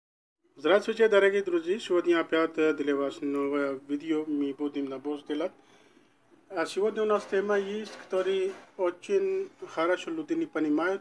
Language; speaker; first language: Russian; non-native, learner; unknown